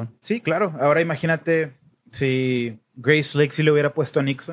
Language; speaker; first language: Spanish; native; Spanish